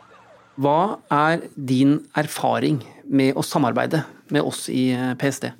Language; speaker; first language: Norwegian; native; Norwegian